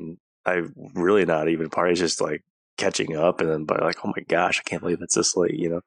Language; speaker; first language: English; native; English